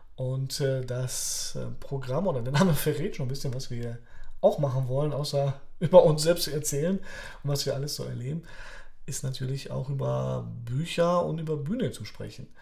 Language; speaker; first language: German; early bilingual, other home language; Polish